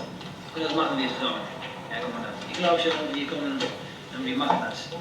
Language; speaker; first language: German; non-native, learner; Dutch